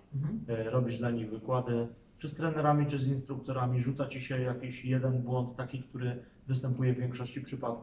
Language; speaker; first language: Polish; native; Polish